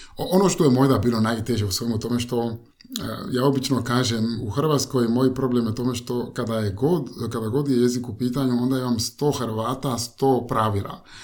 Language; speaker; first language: Croatian; non-native, fluent; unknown